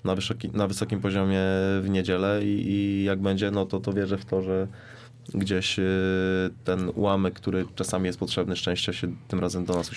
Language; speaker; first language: Polish; native; Polish